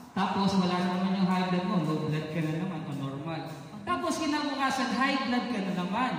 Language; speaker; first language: Filipino; non-native, local second language; Cebuano